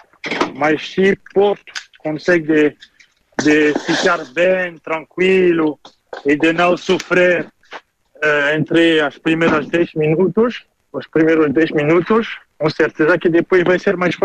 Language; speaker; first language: Portuguese; early bilingual, heritage; French